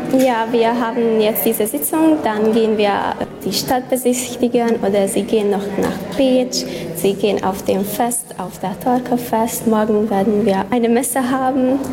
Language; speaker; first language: German; non-native, learner; Hungarian